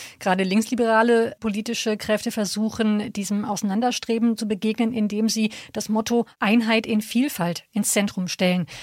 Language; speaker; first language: German; native; German